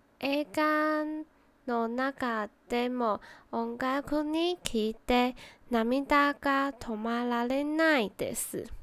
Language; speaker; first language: Japanese; non-native, learner; Chinese